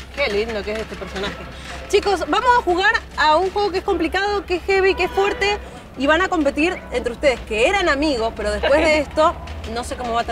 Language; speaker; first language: Spanish; native; Spanish